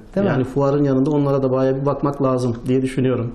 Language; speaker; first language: Turkish; native; Turkish